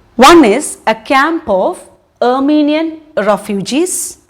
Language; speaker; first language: English; non-native, local second language; Malayalam